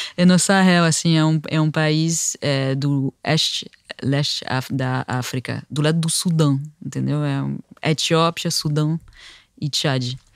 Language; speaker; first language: Portuguese; non-native, fluent; French